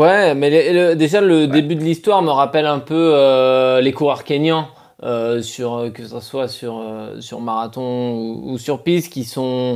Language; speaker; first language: French; native; French